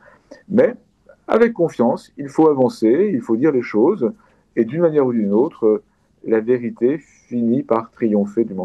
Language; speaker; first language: French; native; French